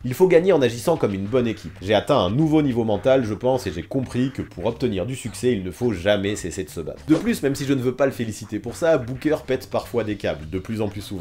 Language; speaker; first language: French; native; French